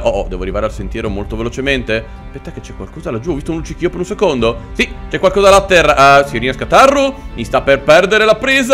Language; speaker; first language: Italian; native; Italian